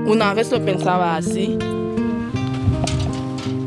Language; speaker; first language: Spanish; non-native, learner; Haitian Creole